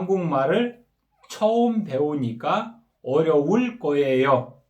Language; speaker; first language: Korean; non-native, fluent; Kyrgyz